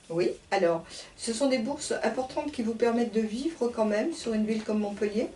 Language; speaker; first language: French; native; French